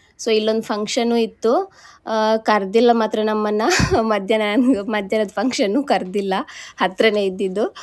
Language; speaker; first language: Kannada; non-native, local second language; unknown